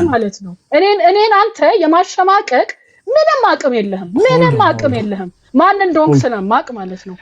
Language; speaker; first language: Amharic; native; Amharic